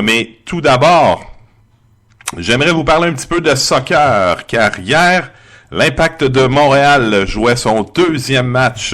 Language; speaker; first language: French; native; French